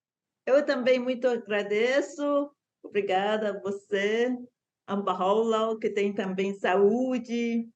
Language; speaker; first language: Portuguese; non-native, learner; Persian